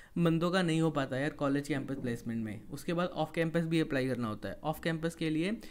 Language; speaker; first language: Hindi; native; Hindi